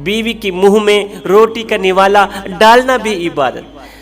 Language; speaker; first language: Urdu; native; Urdu